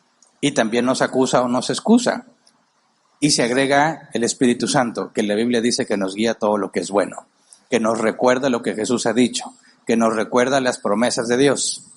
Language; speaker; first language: Spanish; native; Spanish